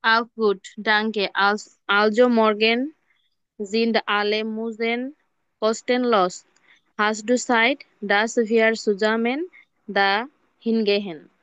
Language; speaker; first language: German; non-native, learner; Bangla